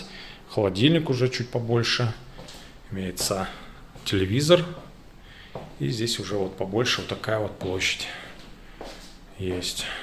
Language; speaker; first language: Russian; native; Russian